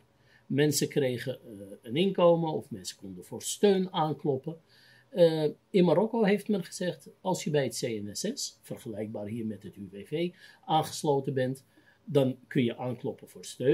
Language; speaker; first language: Dutch; native; Dutch